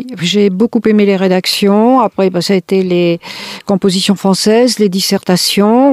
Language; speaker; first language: French; native; French